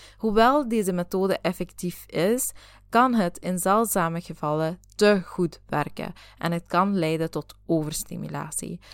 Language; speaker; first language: Dutch; native; Dutch